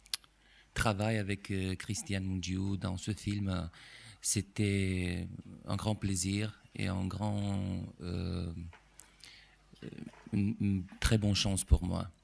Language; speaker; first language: French; non-native, fluent; Romanian